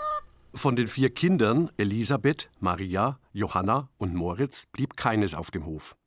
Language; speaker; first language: German; native; German